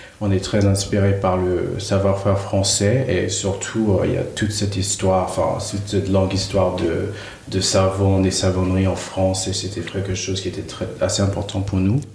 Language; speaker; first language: French; non-native, fluent; Cantonese